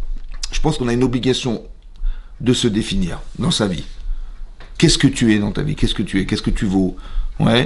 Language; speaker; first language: French; native; French